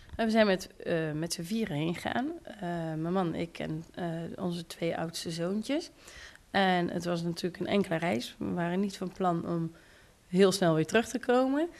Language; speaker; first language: Dutch; native; Dutch